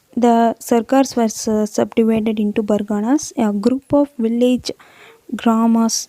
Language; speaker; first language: English; non-native, local second language; Tamil